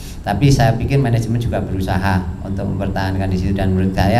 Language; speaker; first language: Indonesian; native; Indonesian